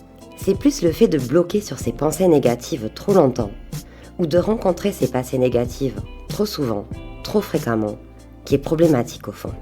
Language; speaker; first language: French; native; French